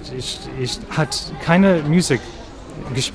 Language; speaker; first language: German; non-native, learner; English